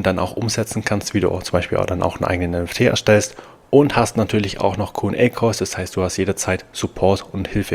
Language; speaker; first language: German; native; German